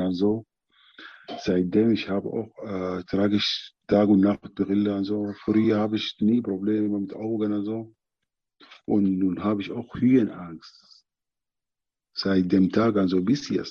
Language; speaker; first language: German; non-native, learner; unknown